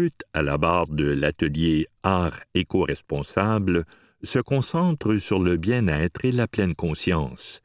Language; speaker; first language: French; native; French